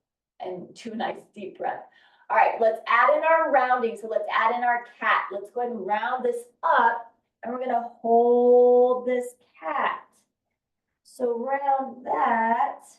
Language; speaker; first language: English; native; English